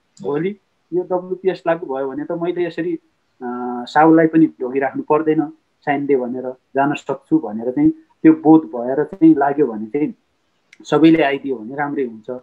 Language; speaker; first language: Nepali; native; Nepali